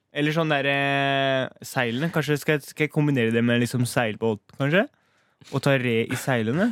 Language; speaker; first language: Norwegian; early bilingual, other home language; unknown